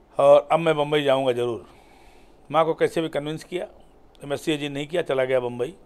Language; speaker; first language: Hindi; native; Hindi